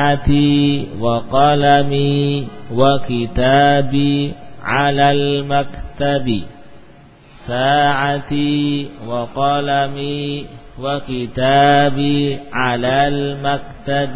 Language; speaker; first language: Arabic; non-native, fluent; Indonesian